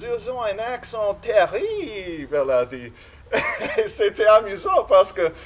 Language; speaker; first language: French; non-native, local second language; English